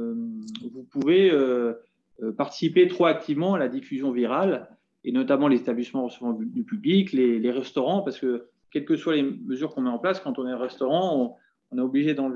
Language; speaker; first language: French; native; French